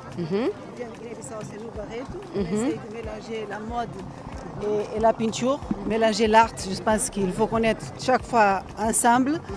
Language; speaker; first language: French; non-native, fluent; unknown